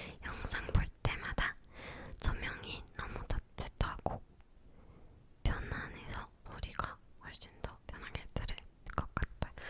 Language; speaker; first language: Korean; non-native, learner; English